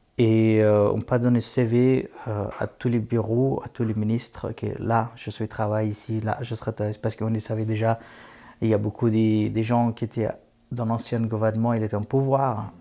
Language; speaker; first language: French; non-native, fluent; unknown